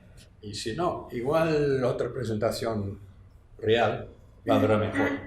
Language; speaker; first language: Spanish; non-native, fluent; English